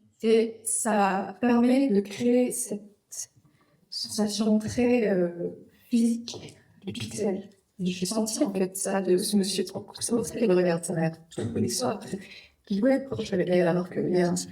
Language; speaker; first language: French; non-native, fluent; Vietnamese